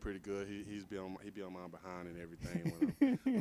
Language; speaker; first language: English; native; English